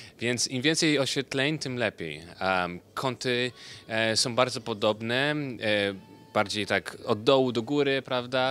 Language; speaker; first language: Polish; early bilingual, heritage; Polish